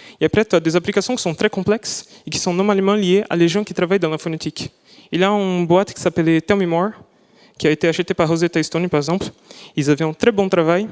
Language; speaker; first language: French; non-native, fluent; Portuguese